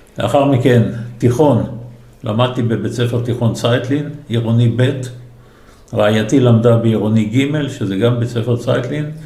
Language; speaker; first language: Hebrew; early bilingual, other home language; Yiddish